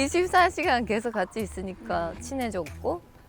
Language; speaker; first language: Korean; non-native, fluent; Japanese